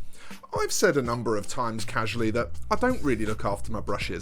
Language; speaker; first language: English; native; English